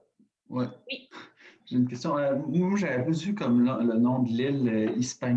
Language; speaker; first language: French; native; French